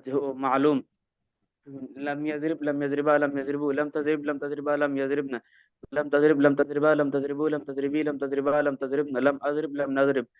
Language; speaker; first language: Arabic; non-native, learner; Urdu